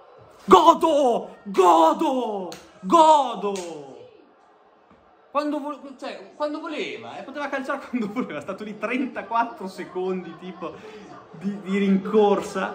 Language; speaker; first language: Italian; native; Italian